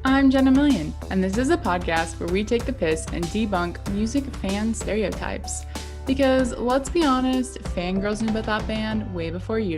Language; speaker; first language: English; native; English